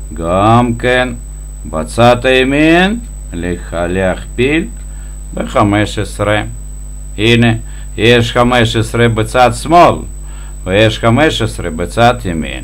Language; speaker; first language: Hebrew; non-native, fluent; Russian